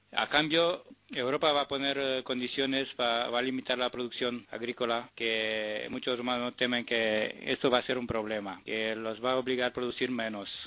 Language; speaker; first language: Spanish; non-native, fluent; Romanian